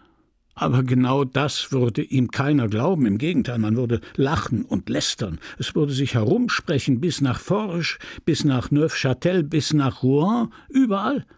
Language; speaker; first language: German; native; German